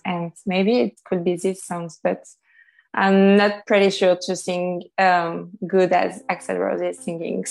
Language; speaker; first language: English; non-native, fluent; French